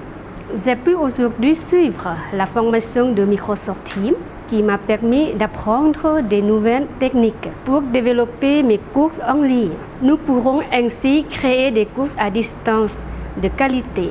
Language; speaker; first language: French; non-native, fluent; Lao